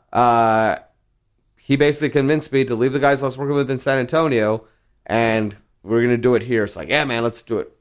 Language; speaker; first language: English; early bilingual, other home language; Spanish